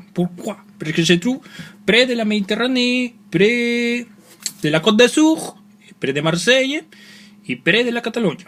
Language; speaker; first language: French; non-native, learner; Spanish